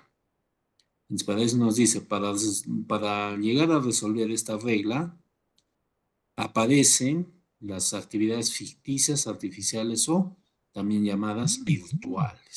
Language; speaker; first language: Spanish; native; Spanish